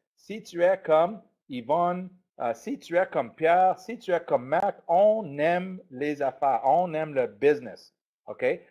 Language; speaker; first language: French; non-native, learner; English